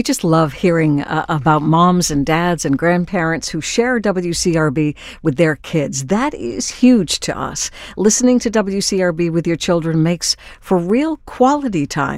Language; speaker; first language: English; native; English